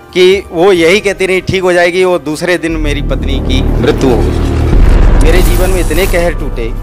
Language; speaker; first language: Hindi; native; Hindi